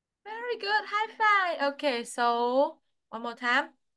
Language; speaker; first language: English; non-native, fluent; Vietnamese